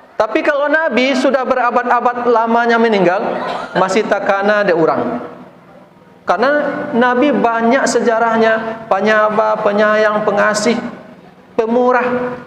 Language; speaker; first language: Malay; non-native, local second language; Minangkabau